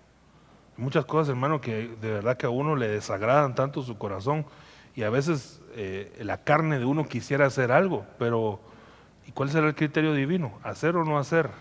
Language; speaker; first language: Spanish; native; Spanish